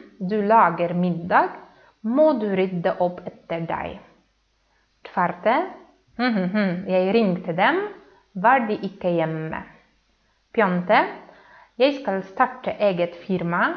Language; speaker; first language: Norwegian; non-native, fluent; Polish